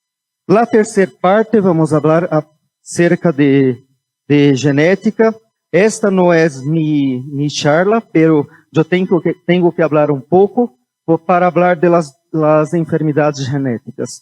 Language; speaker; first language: Spanish; non-native, fluent; Portuguese